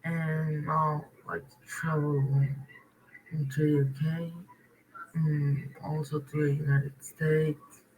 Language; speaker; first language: English; non-native, learner; Spanish